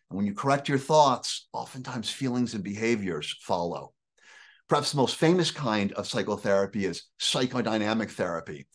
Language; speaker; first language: English; native; English